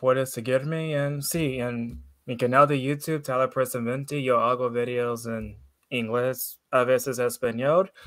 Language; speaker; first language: Spanish; non-native, learner; English